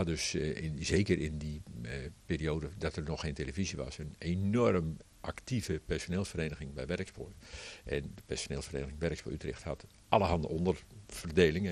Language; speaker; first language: Dutch; native; Dutch